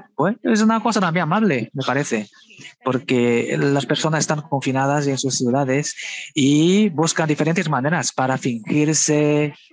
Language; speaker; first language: Spanish; non-native, fluent; Chinese